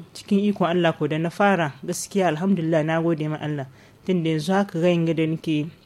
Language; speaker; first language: Hausa; native; Hausa